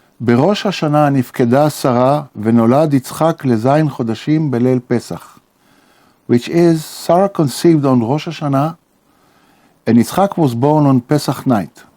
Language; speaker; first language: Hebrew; native; Hebrew